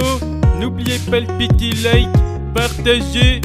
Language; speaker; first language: French; native; French